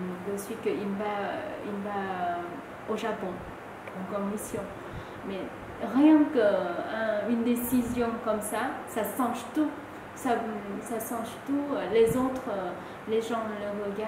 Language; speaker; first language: French; non-native, fluent; Vietnamese